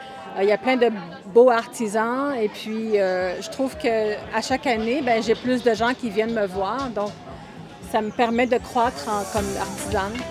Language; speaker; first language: French; native; French